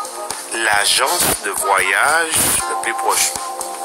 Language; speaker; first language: French; non-native, learner; Spanish